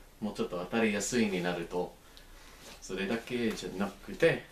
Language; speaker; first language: Japanese; non-native, learner; English